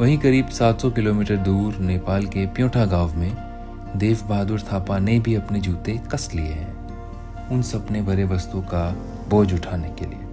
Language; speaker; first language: Hindi; native; Hindi